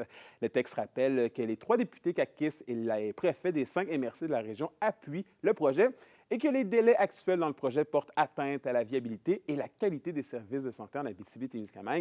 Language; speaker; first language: French; native; French